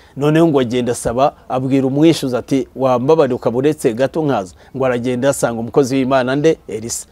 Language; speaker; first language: Kinyarwanda; native; Kinyarwanda